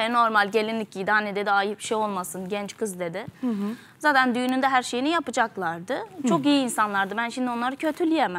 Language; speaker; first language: Turkish; native; Turkish